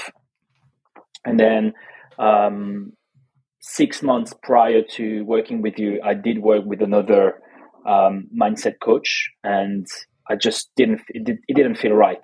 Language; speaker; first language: English; non-native, fluent; French